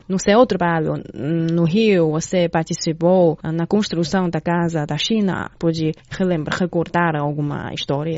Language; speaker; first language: Portuguese; non-native, fluent; Chinese